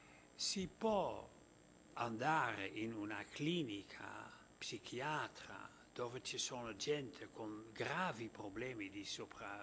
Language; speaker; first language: Italian; non-native, fluent; Dutch